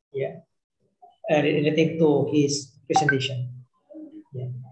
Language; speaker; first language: English; non-native, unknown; Indonesian